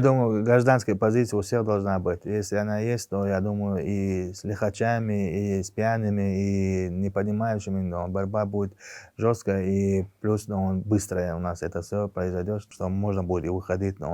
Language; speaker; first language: Russian; non-native, local second language; Chechen